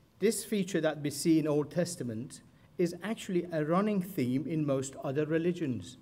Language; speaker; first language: English; non-native, fluent; Persian